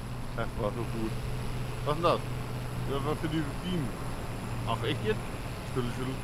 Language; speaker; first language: German; native; German